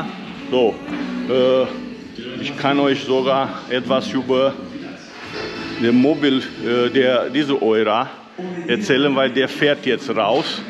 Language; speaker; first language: German; non-native, fluent; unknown